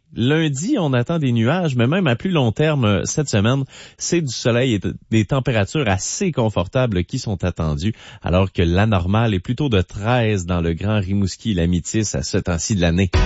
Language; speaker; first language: French; native; French